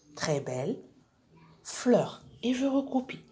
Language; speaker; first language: French; non-native, local second language; Arabic